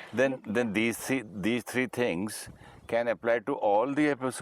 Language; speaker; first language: English; non-native, local second language; Hindi